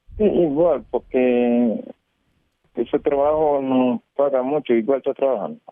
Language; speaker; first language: Spanish; non-native, learner; Haitian Creole